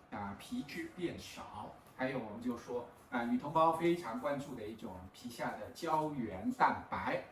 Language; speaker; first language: Chinese; native; Chinese